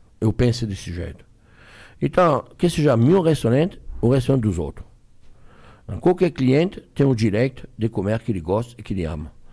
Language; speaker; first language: Portuguese; non-native, fluent; French